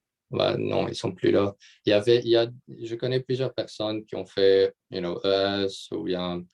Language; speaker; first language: French; non-native, local second language; Arabic